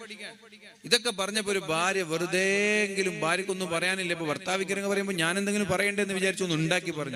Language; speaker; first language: Malayalam; native; Malayalam